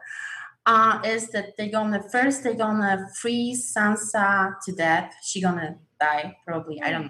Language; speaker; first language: English; non-native, learner; Polish